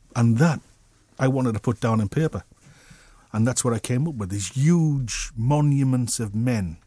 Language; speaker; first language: English; native; English